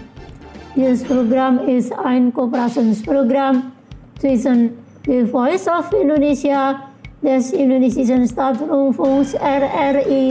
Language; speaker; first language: German; non-native, fluent; Indonesian